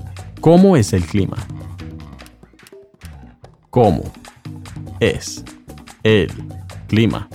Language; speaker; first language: Spanish; non-native, fluent; English